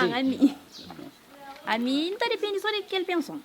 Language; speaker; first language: Portuguese; non-native, local second language; Kabuverdianu